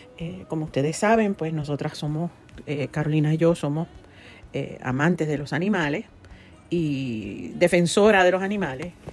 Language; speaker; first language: Spanish; native; Spanish